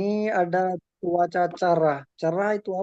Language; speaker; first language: Indonesian; non-native, learner; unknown